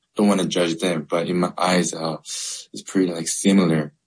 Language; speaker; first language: English; non-native, learner; Korean